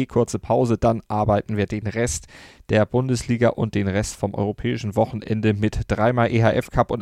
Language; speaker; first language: German; native; German